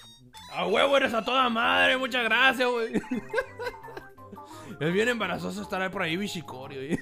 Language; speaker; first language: Spanish; native; Spanish